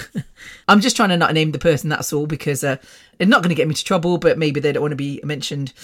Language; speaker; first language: English; native; English